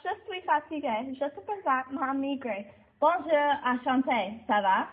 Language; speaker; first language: French; non-native, learner; English